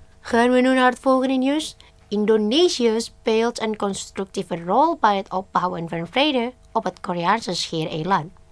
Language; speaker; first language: Dutch; non-native, fluent; Indonesian